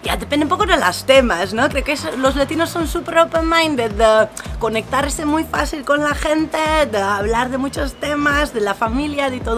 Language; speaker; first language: Spanish; non-native, fluent; Dutch